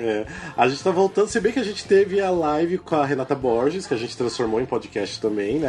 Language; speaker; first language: Portuguese; native; Portuguese